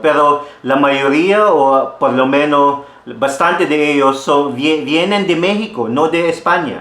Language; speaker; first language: Spanish; non-native, fluent; Filipino